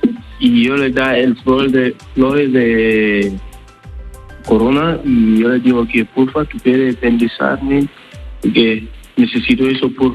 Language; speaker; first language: Spanish; non-native, learner; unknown